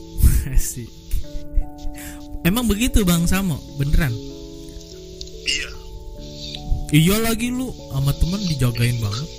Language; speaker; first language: Indonesian; native; Indonesian